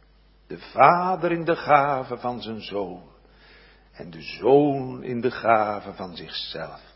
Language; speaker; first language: Dutch; native; Dutch